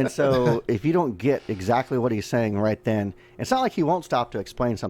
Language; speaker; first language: English; native; English